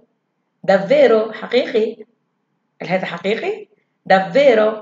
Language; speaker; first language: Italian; non-native, learner; Arabic